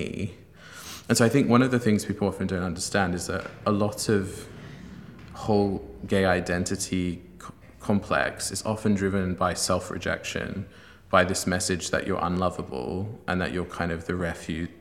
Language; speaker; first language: English; native; English